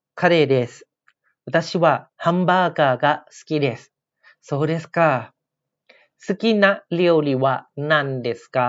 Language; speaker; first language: Japanese; non-native, fluent; Thai